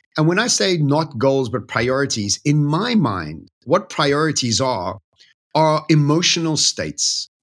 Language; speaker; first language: English; native; English